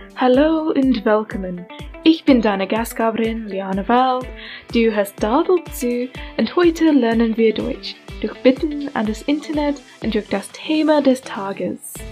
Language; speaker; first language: German; non-native, learner; English